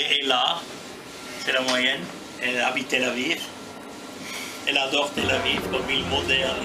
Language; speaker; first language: French; native; French